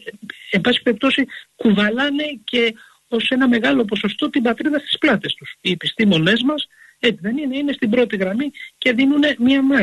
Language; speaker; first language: Greek; native; Greek